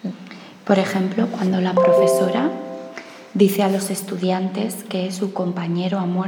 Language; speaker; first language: Spanish; native; Spanish